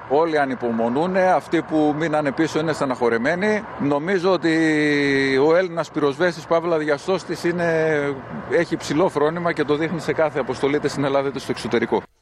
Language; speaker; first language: Greek; native; Greek